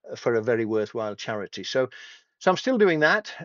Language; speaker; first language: English; native; English